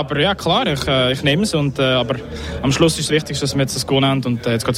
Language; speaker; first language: German; native; German